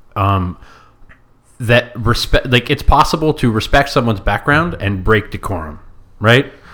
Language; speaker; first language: English; non-native, local second language; French